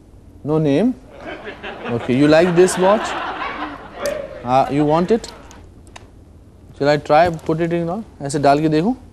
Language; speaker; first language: Hindi; native; Hindi